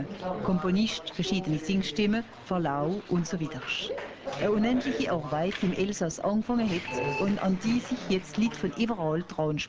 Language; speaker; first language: German; non-native, local second language; French